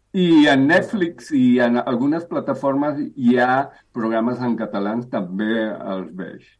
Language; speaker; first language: Catalan; early bilingual, heritage; Spanish